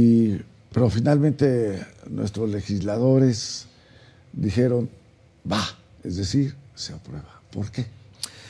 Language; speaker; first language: Spanish; native; Spanish